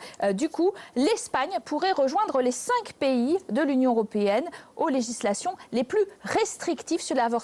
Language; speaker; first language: French; native; French